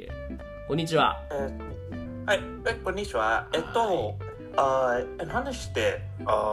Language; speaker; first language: Japanese; non-native, learner; English